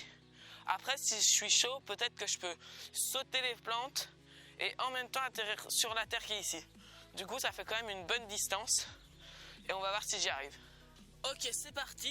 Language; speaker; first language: French; native; French